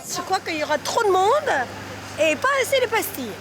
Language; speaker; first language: French; non-native, fluent; English